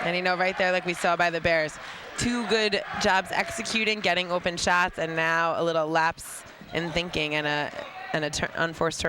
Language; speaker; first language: English; native; English